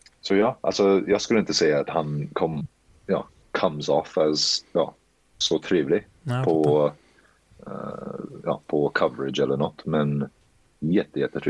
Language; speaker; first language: Swedish; early bilingual, heritage; Swedish